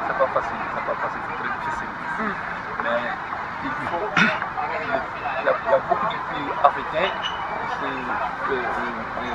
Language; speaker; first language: French; non-native, learner; Wolof